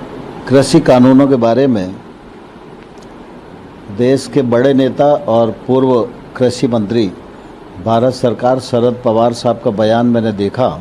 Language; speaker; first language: Hindi; native; Hindi